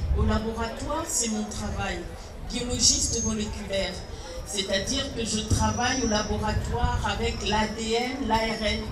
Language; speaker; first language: French; early bilingual, other home language; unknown